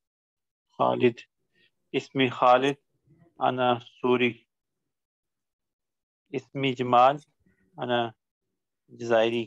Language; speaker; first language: Arabic; non-native, learner; Urdu